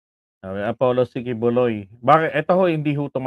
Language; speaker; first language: Filipino; native; Filipino